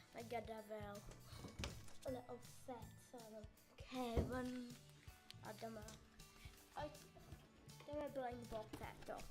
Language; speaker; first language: Welsh; non-native, local second language; English